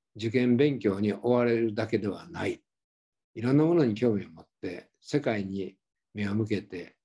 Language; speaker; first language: Japanese; native; Japanese